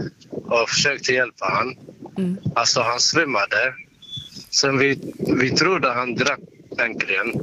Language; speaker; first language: Swedish; non-native, learner; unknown